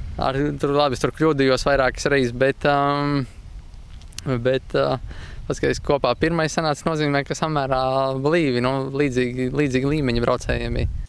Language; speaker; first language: Latvian; native; Latvian